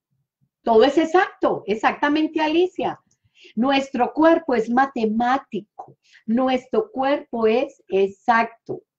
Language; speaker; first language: Spanish; native; Spanish